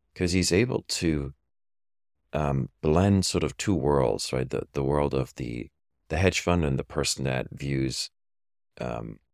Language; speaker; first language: English; non-native, fluent; German